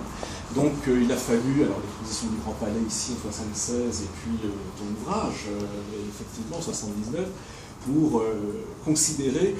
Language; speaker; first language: French; native; French